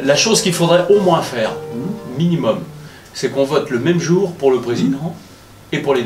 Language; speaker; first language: French; native; French